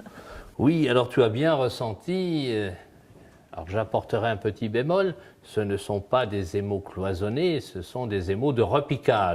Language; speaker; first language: French; native; French